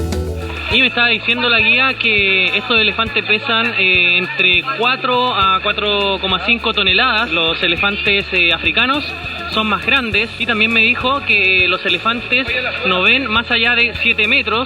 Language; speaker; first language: Spanish; native; Spanish